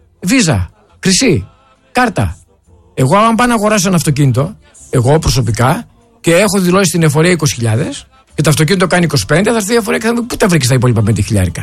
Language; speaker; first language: Greek; native; Greek